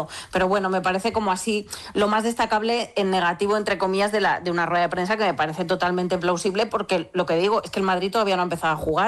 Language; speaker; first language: Spanish; native; Spanish